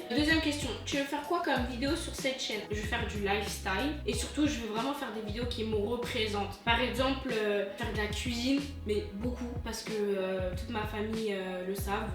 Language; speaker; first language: French; native; French